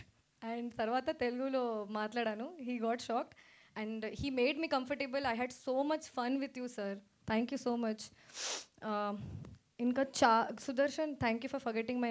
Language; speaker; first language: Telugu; non-native, fluent; Hindi